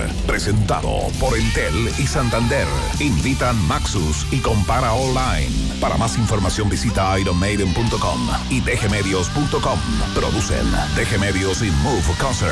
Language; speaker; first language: Spanish; native; Spanish